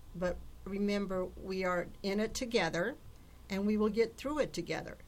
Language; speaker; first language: English; early bilingual, other home language; Italian